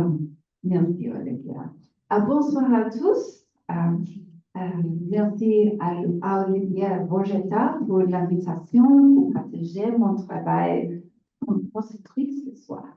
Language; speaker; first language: French; non-native, learner; English